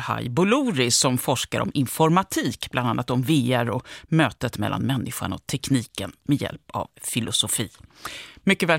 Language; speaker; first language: Swedish; native; Swedish